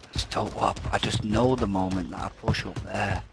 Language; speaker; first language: English; native; English